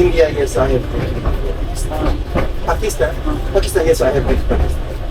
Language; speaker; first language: English; non-native, learner; Korean